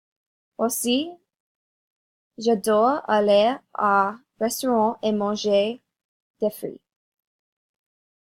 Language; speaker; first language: French; non-native, learner; English